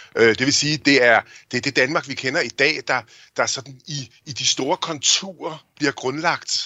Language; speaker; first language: Danish; native; Danish